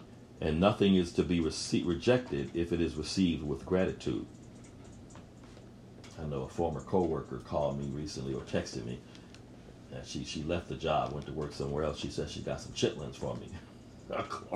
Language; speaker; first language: English; native; English